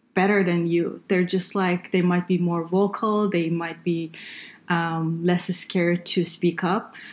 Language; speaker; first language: English; non-native, fluent; Persian